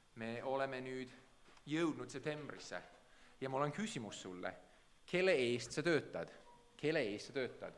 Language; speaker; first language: Estonian; early bilingual, heritage; Estonian